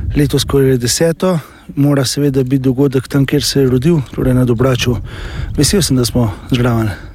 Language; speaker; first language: Slovenian; native; Slovenian